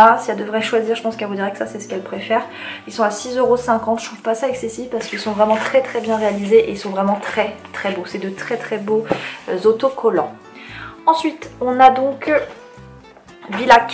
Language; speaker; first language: French; native; French